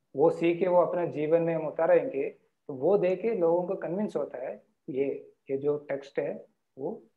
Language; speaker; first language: Hindi; non-native, local second language; Marathi